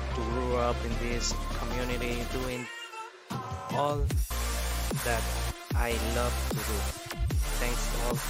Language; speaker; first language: English; non-native, learner; Spanish